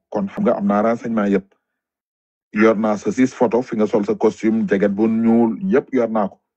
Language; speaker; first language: Wolof; non-native, local second language; Fula